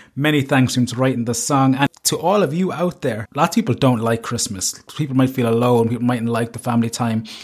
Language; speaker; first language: English; native; English